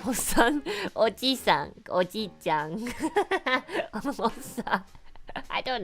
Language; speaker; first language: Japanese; non-native, learner; English